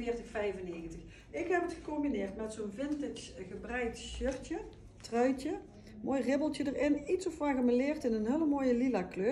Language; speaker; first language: Dutch; native; Dutch